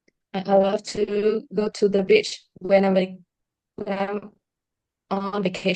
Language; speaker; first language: English; non-native, learner; Vietnamese